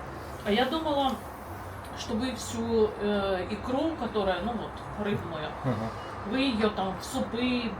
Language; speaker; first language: Russian; native; Russian